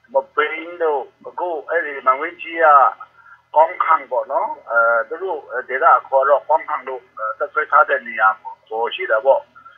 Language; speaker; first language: Burmese; non-native, local second language; Kachin